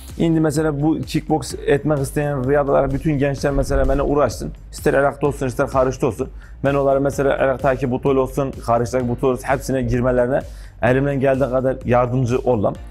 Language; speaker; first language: Turkish; native; Turkish